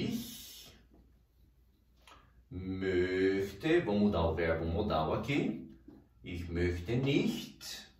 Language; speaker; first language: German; non-native, fluent; Portuguese